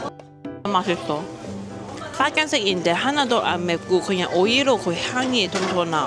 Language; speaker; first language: Korean; non-native, fluent; Cantonese